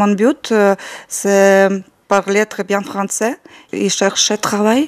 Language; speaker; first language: French; non-native, learner; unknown